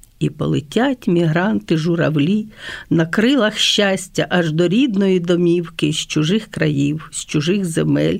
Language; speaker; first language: Ukrainian; non-native, local second language; Russian